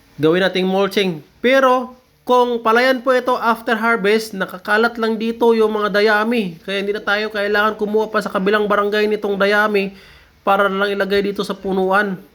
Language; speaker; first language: Filipino; non-native, local second language; Hiligaynon